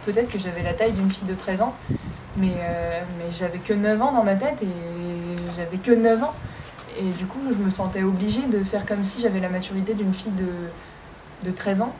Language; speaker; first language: French; native; French